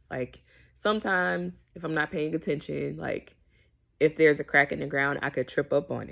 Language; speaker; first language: English; native; English